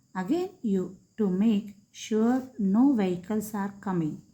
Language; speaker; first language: English; non-native, local second language; Kannada